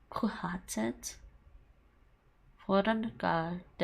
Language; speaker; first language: Norwegian; non-native, learner; English